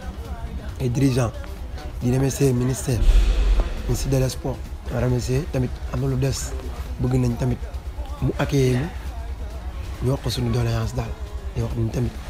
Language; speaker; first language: French; non-native, local second language; Wolof